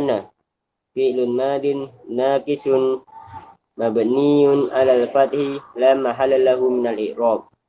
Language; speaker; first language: Arabic; non-native, learner; Indonesian